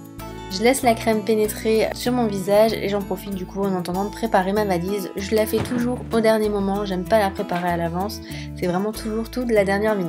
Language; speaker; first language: French; native; French